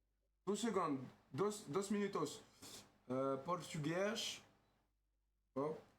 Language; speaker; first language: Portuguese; non-native, learner; French